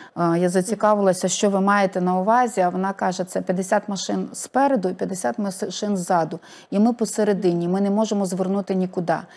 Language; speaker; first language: Ukrainian; native; Ukrainian